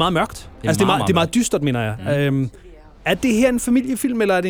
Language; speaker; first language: Danish; native; Danish